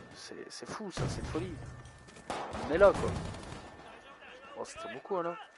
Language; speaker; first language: French; native; French